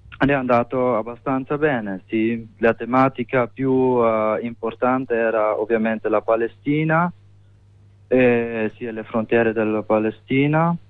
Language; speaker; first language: Italian; non-native, fluent; German